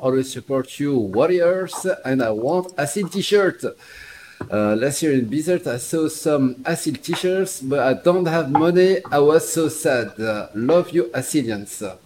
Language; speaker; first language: English; non-native, learner; Arabic